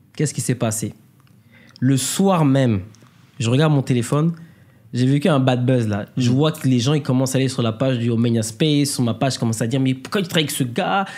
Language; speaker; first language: French; native; French